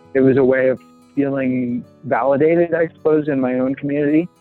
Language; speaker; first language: English; native; English